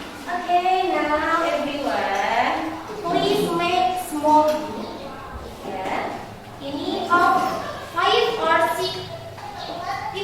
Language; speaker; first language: English; non-native, learner; Indonesian